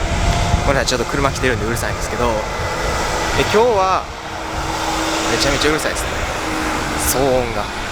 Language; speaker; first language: Japanese; native; Japanese